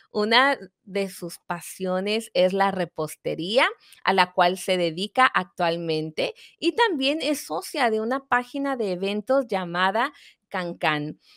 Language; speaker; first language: Spanish; native; Spanish